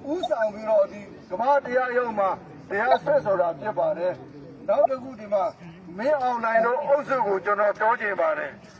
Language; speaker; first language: Burmese; non-native, local second language; Rohingya